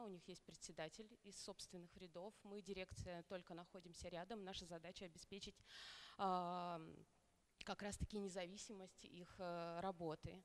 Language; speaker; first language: Russian; native; Russian